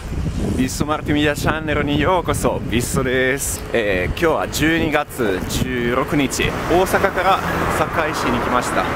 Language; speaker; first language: Japanese; non-native, fluent; Italian